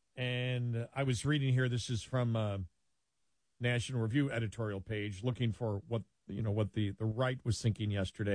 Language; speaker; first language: English; native; English